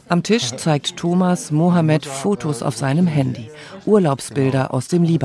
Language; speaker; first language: German; native; German